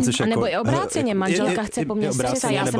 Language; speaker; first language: Czech; native; Czech